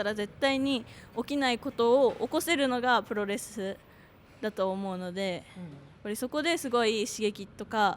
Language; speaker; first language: Japanese; native; Japanese